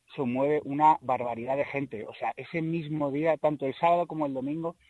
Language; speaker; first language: Spanish; native; Spanish